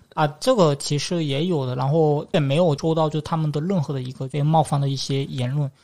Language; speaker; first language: Chinese; non-native, fluent; Korean